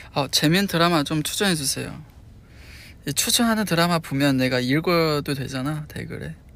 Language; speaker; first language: Korean; non-native, fluent; Chinese